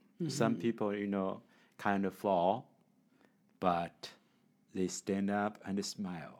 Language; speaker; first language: English; non-native, learner; Chinese